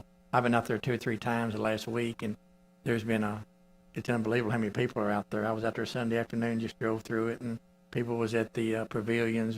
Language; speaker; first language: English; native; English